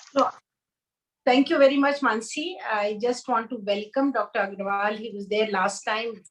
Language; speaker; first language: English; non-native, local second language; Hindi